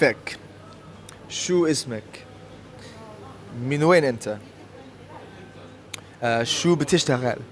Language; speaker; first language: Arabic; non-native, learner; English